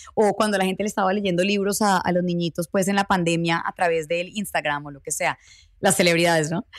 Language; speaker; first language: Spanish; native; Spanish